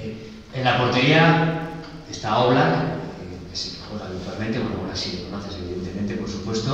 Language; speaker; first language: Spanish; native; Spanish